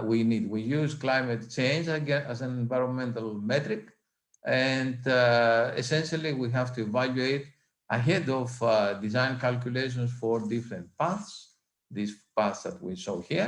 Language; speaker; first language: English; non-native, fluent; Greek